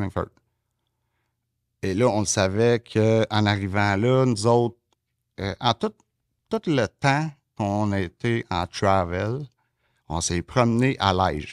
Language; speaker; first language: French; native; French